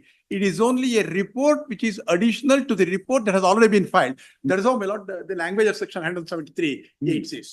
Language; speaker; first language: English; non-native, local second language; Kannada